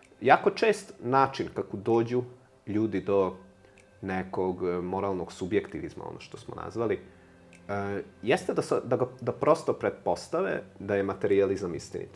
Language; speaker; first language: Serbian; non-native, local second language; Hungarian